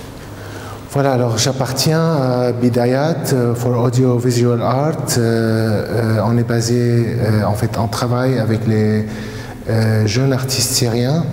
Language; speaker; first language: French; non-native, fluent; Arabic